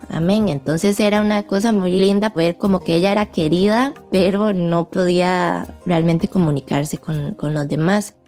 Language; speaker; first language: Spanish; native; Spanish